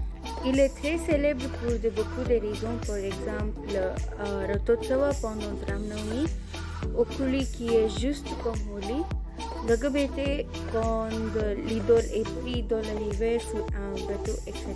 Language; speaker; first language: French; non-native, fluent; Konkani